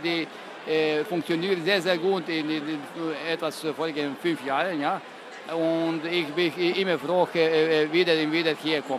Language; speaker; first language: German; non-native, fluent; Croatian